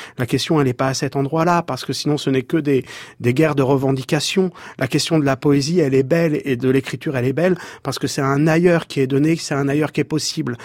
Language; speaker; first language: French; native; French